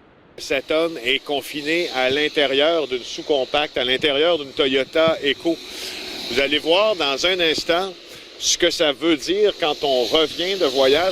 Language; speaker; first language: French; native; French